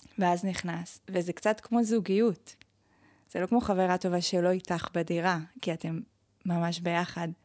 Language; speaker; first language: Hebrew; native; Hebrew